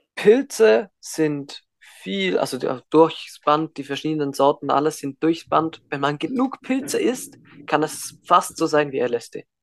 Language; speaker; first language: German; native; German